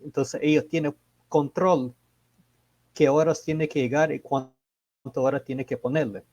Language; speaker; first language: Spanish; early bilingual, heritage; Spanish